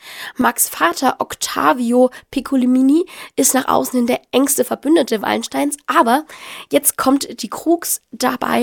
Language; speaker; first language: German; native; German